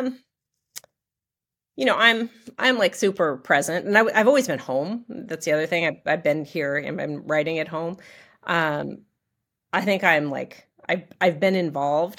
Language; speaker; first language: English; native; English